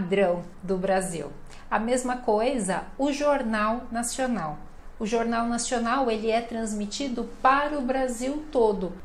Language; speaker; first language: Portuguese; native; Portuguese